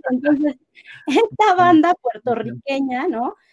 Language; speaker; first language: Spanish; native; Spanish